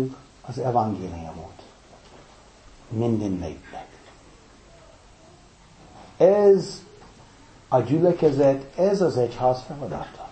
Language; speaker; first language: Hungarian; non-native, fluent; English